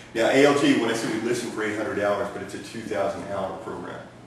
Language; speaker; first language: English; native; English